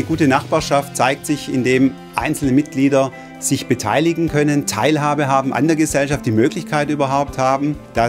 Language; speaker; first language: German; native; German